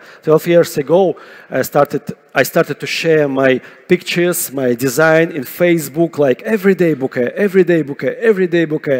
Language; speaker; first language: English; non-native, fluent; Russian